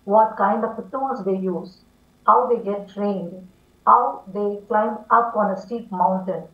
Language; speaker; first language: English; non-native, local second language; Tamil